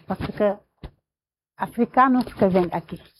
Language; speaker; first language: Portuguese; non-native, learner; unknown